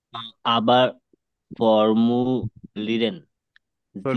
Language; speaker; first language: German; non-native, learner; Bangla